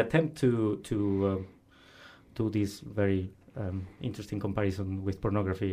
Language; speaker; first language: English; non-native, fluent; Spanish